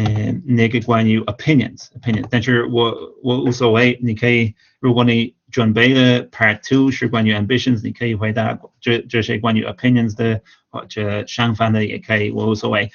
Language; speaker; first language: Chinese; non-native, fluent; English